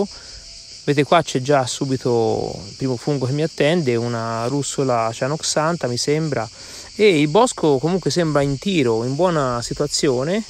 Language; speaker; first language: Italian; native; Italian